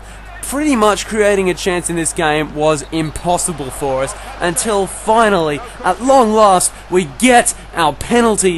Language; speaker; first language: English; native; English